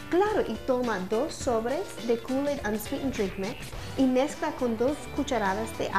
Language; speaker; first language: Spanish; non-native, learner; English